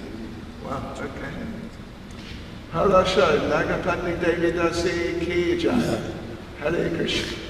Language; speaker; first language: Russian; non-native, learner; English